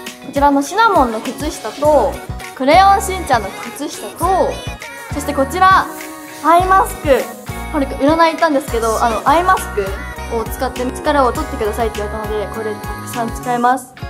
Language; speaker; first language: Japanese; native; Japanese